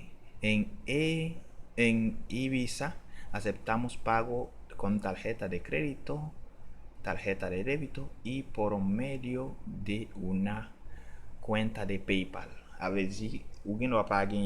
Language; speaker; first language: Spanish; non-native, learner; Haitian Creole